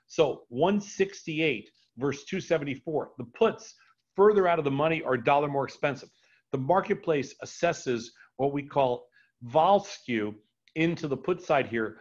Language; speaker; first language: English; native; English